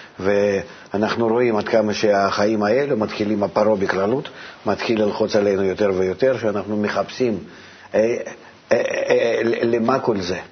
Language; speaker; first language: Hebrew; non-native, fluent; Russian